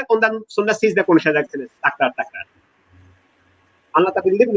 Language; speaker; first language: Turkish; non-native, learner; Bangla